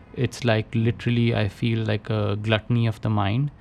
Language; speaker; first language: English; non-native, local second language; Hindi